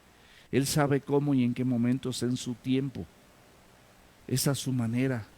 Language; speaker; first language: Spanish; native; Spanish